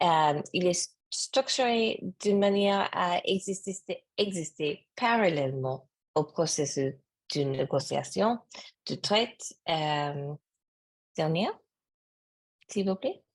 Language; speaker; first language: French; non-native, learner; English